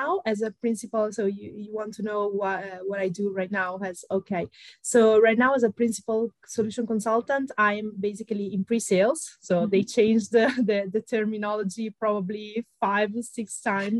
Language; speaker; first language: English; non-native, fluent; Italian